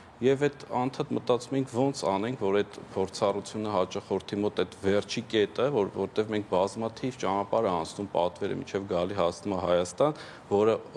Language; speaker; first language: Armenian; native; Armenian